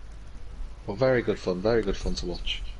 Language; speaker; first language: English; native; English